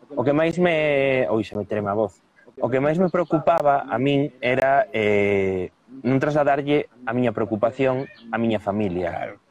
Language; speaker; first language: Galician; non-native, local second language; Spanish